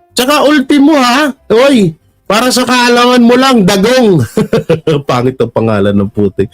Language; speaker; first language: Filipino; non-native, local second language; Hiligaynon